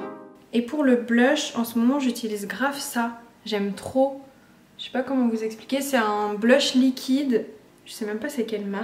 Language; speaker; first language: French; native; French